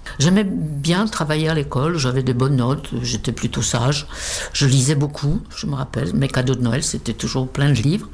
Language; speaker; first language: French; non-native, fluent; Czech